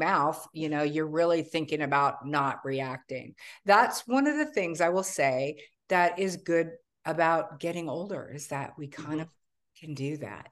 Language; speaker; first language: English; native; English